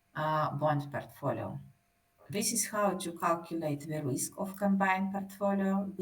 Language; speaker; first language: English; non-native, fluent; Russian